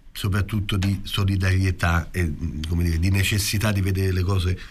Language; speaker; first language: Italian; native; Italian